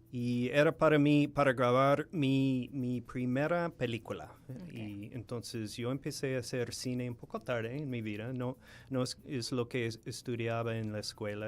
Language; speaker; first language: Spanish; non-native, fluent; English